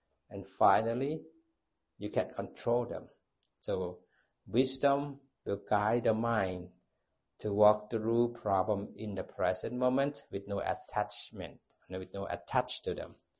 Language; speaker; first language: English; non-native, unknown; Thai